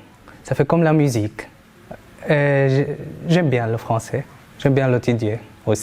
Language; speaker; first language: French; non-native, fluent; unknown